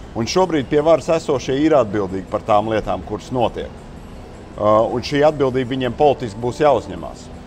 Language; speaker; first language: Latvian; native; Latvian